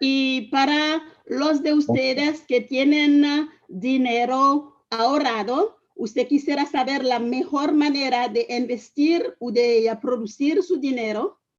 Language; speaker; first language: Spanish; non-native, fluent; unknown